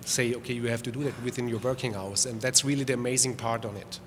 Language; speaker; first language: English; non-native, fluent; German